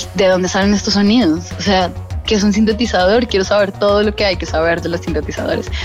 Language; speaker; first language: Spanish; native; Spanish